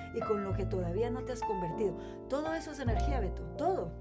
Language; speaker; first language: Spanish; native; Spanish